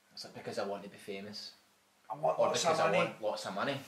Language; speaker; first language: English; native; English